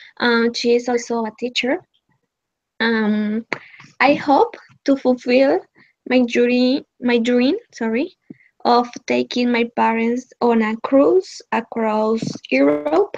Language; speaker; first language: English; non-native, learner; Spanish